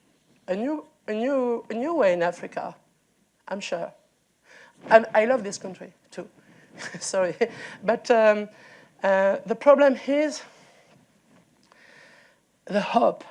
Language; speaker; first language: English; non-native, learner; French